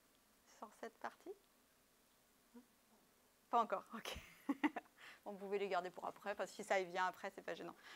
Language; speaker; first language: French; native; French